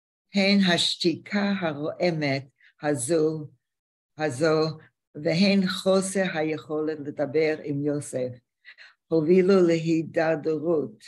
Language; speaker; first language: Hebrew; non-native, learner; English